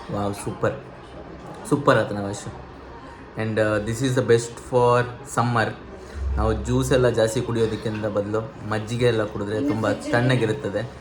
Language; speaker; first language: Kannada; non-native, local second language; Tulu